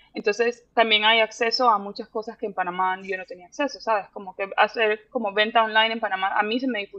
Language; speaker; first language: Spanish; native; Spanish